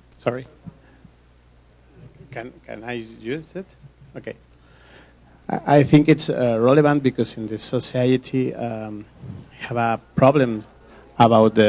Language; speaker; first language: English; non-native, learner; Spanish